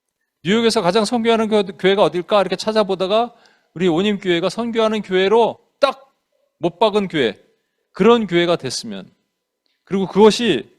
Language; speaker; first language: Korean; native; Korean